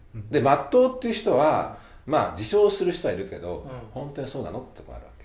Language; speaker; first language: Japanese; native; Japanese